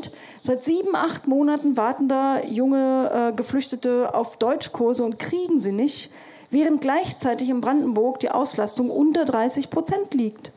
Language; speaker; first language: German; native; German